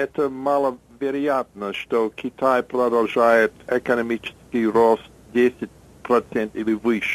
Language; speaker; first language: Russian; non-native, fluent; English